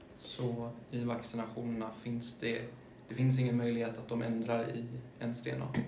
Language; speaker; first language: Swedish; early bilingual, other home language; German